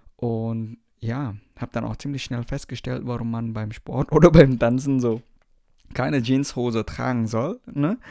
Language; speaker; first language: German; non-native, fluent; Indonesian